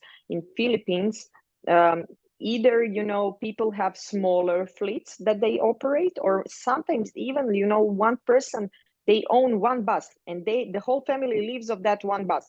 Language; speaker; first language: English; non-native, fluent; Croatian